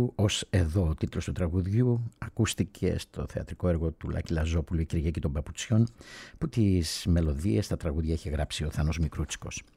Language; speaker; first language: Greek; native; Greek